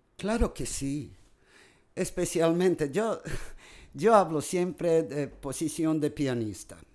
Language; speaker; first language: Spanish; non-native, fluent; Serbian